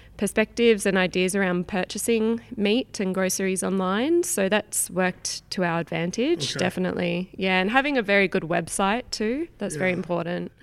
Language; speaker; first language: English; native; English